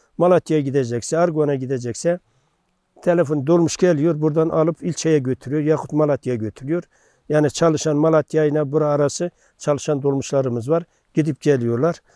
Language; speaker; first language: Turkish; native; Turkish